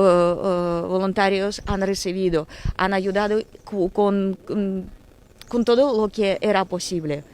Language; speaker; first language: Spanish; non-native, fluent; Ukrainian